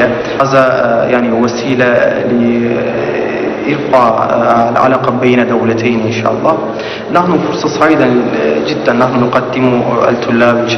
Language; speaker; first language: Arabic; non-native, learner; Turkish